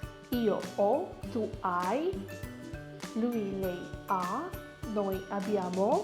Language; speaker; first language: Italian; non-native, learner; Indonesian